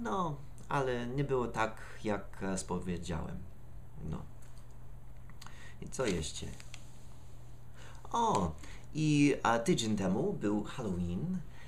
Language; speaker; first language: Polish; non-native, learner; English